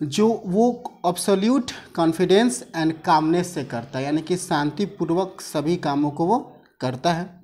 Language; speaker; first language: Hindi; native; Hindi